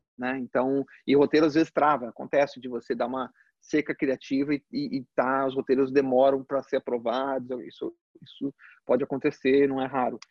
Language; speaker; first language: Portuguese; early bilingual, other home language; Spanish